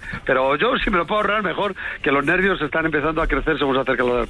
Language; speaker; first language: Spanish; native; Spanish